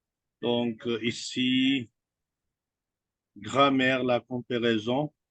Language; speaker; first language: French; non-native, fluent; Hindi